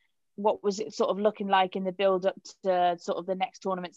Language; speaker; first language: English; native; English